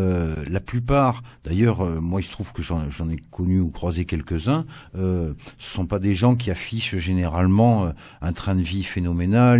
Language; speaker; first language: French; native; French